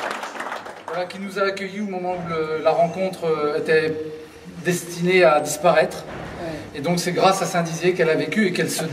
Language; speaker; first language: French; native; French